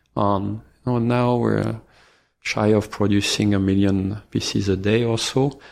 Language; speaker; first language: English; non-native, fluent; French